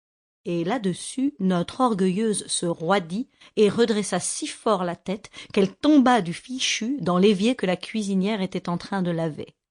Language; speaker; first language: French; native; French